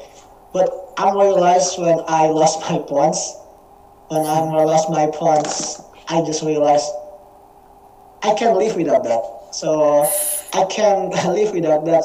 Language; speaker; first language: English; non-native, learner; Indonesian